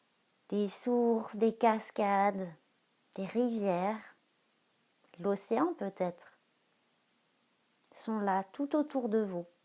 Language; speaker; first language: French; native; French